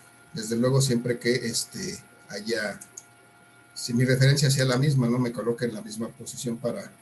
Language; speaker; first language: Spanish; native; Spanish